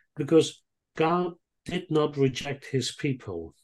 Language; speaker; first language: English; non-native, fluent; Dutch